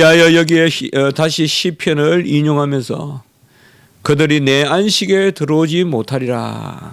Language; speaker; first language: Korean; native; Korean